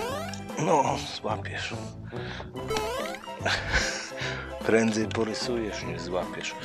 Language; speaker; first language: Polish; native; Polish